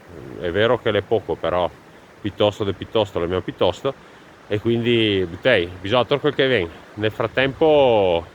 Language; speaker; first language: Italian; native; Italian